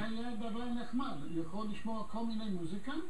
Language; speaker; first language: Hebrew; non-native, fluent; English